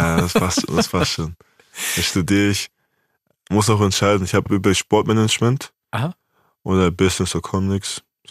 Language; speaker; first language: German; native; German